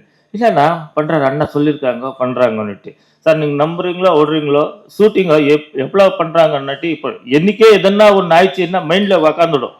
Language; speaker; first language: Tamil; non-native, learner; Kannada